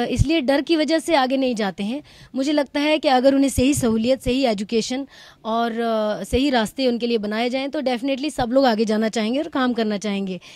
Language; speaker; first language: Hindi; native; Hindi